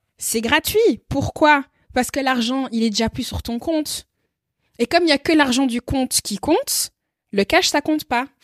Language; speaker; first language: French; native; French